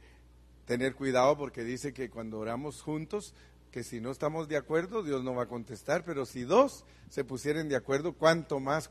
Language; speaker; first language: Spanish; native; Spanish